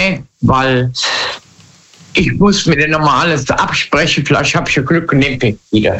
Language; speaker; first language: German; native; German